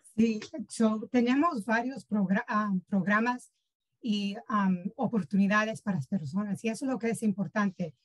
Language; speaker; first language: Spanish; early bilingual, heritage; Spanish